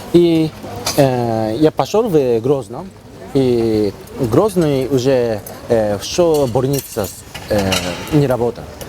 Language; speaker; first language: Russian; non-native, learner; Japanese